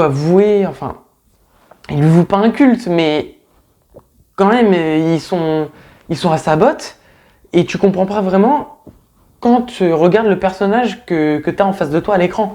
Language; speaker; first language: French; native; French